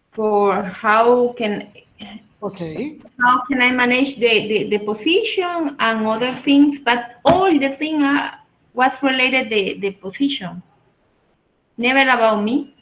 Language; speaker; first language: English; non-native, learner; Spanish